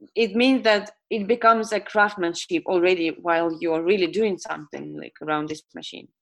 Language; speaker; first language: English; non-native, fluent; Estonian